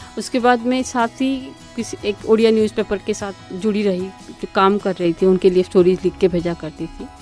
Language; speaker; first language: Hindi; non-native, local second language; Odia